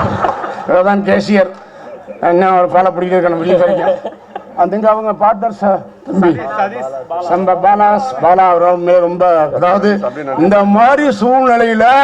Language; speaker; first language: Tamil; native; Tamil